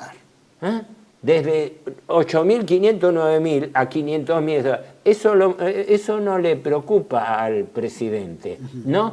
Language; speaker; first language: Spanish; native; Spanish